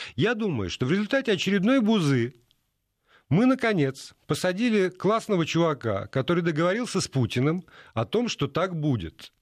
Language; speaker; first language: Russian; native; Russian